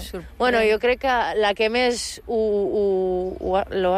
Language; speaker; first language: Catalan; non-native, fluent; Portuguese